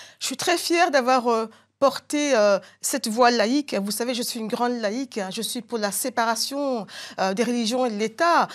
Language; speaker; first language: French; non-native, local second language; Bambara